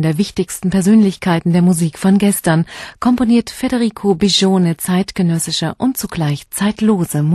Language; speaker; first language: German; native; German